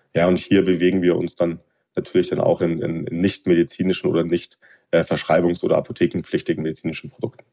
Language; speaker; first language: German; native; German